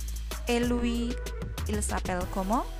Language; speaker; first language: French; non-native, learner; Indonesian